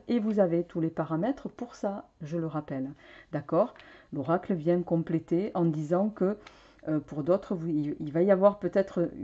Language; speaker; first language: French; native; French